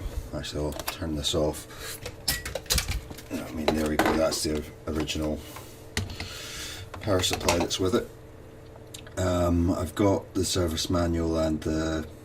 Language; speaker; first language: English; native; English